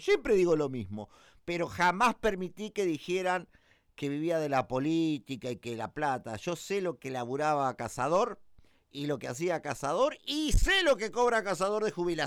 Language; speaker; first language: Spanish; native; Spanish